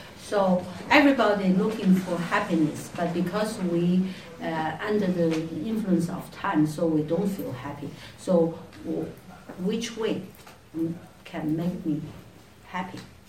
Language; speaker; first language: English; non-native, fluent; Chinese